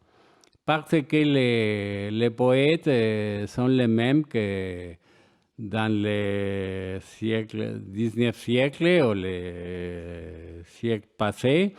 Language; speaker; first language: French; non-native, learner; Spanish